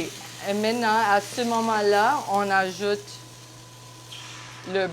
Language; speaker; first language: French; non-native, local second language; English